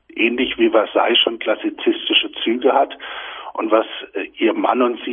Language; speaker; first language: German; native; German